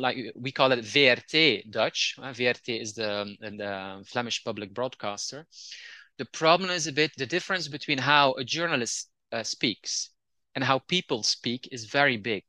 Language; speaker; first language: English; non-native, fluent; Dutch